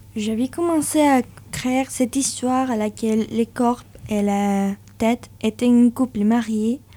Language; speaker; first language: French; non-native, fluent; Spanish